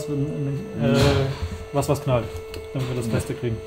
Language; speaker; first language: German; native; German